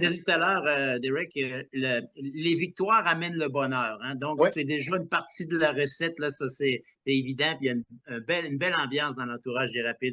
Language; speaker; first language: French; native; French